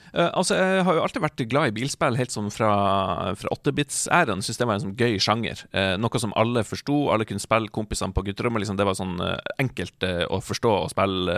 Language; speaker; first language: Norwegian; native; Norwegian